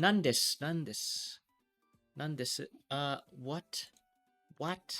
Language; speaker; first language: Japanese; non-native, learner; English